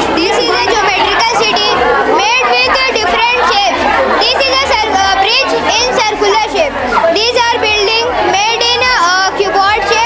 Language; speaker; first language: English; non-native, learner; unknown